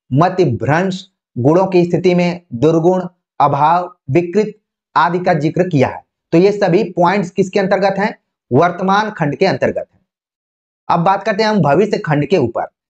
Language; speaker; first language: Hindi; native; Hindi